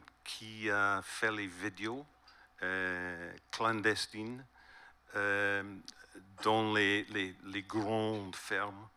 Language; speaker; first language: French; non-native, learner; English